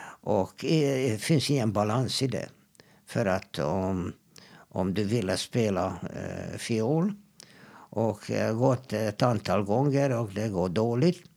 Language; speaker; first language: Swedish; non-native, fluent; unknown